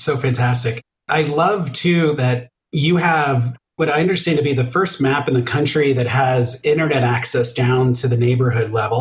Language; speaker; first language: English; native; English